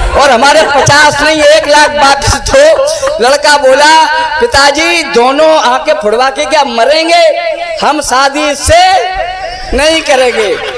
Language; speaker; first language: Hindi; native; Hindi